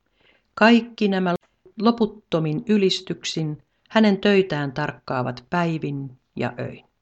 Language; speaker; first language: Finnish; native; Finnish